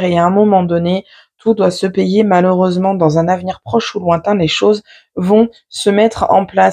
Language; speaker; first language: French; native; French